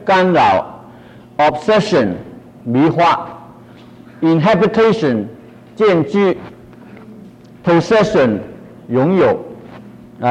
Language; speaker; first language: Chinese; non-native, local second language; Cantonese